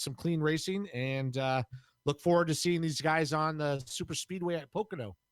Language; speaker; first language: English; native; English